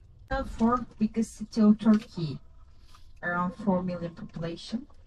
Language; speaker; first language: English; non-native, fluent; Turkish